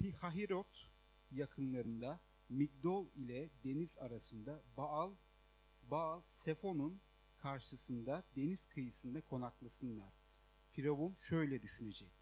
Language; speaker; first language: Turkish; native; Turkish